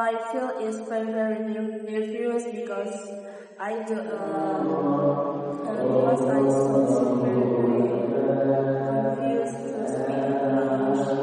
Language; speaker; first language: English; non-native, learner; Indonesian